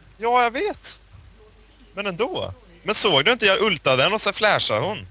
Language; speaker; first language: Swedish; native; Swedish